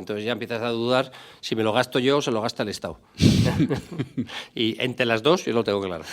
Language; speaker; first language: Spanish; native; Spanish